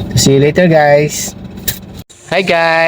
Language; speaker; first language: English; non-native, local second language; Filipino